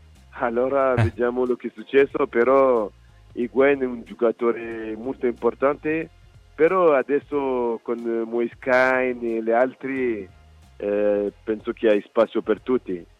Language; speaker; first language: Italian; non-native, fluent; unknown